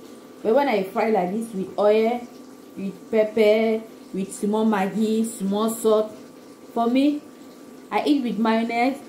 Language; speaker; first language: English; non-native, learner; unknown